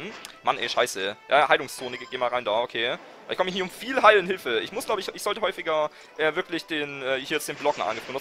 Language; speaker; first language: German; native; German